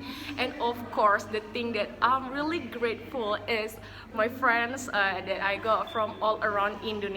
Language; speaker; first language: English; non-native, fluent; Indonesian